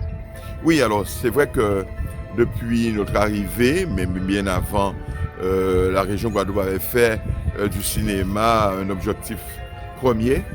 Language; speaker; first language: French; native; French